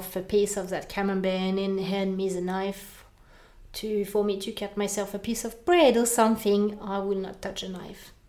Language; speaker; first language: English; non-native, fluent; French